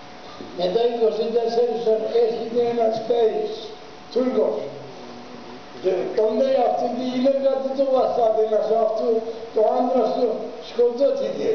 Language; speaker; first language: Greek; early bilingual, other home language; Turkish